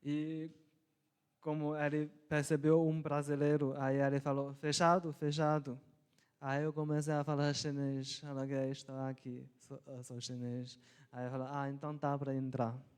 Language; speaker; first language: Portuguese; non-native, local second language; Chinese